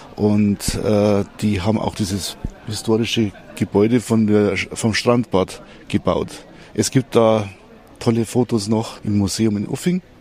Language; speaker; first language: German; native; German